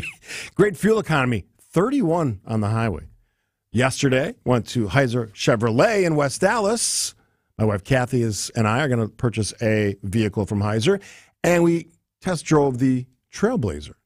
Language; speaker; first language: English; native; English